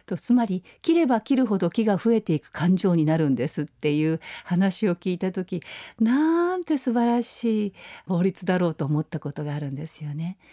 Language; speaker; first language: Japanese; native; Japanese